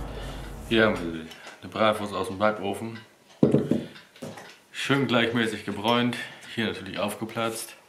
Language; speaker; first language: German; native; German